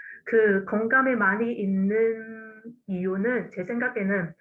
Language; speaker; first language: Korean; non-native, fluent; Cantonese